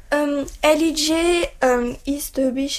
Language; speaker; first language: German; non-native, learner; French